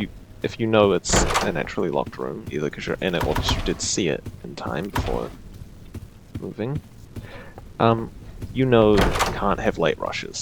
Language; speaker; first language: English; native; English